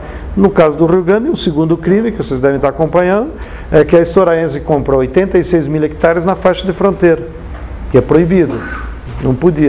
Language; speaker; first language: Portuguese; native; Portuguese